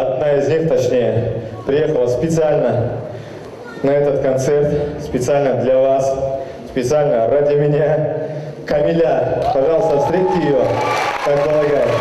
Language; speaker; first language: Russian; non-native, local second language; Karachay-Balkar